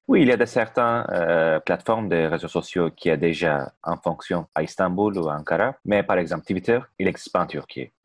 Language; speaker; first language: French; non-native, fluent; Turkish